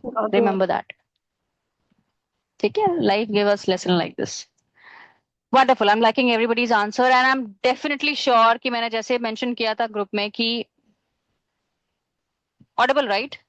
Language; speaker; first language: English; non-native, local second language; Hindi